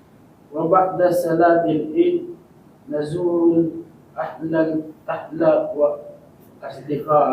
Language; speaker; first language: Arabic; non-native, learner; Filipino